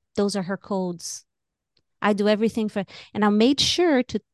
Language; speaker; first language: English; non-native, fluent; Portuguese